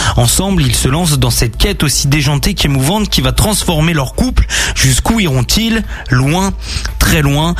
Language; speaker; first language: French; native; French